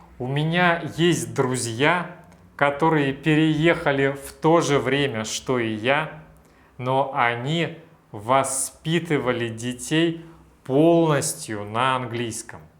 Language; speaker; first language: Russian; native; Russian